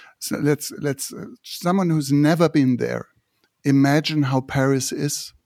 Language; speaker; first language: English; non-native, fluent; German